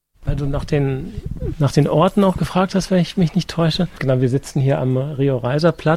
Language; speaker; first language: German; native; German